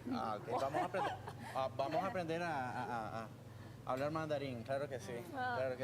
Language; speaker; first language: Spanish; native; Spanish